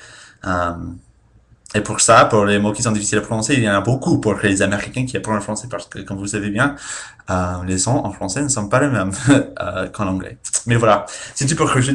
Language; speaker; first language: French; non-native, fluent; English